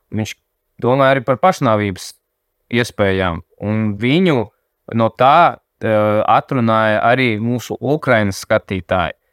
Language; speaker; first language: Latvian; non-native, local second language; Russian